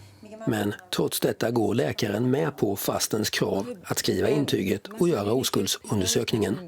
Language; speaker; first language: Swedish; native; Swedish